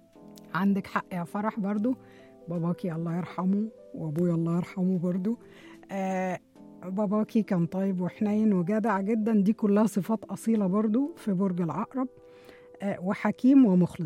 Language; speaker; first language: Arabic; native; Arabic